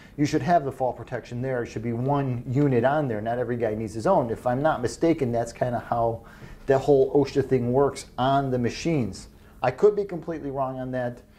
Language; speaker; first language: English; native; English